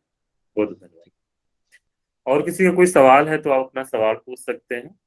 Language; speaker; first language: Hindi; native; Hindi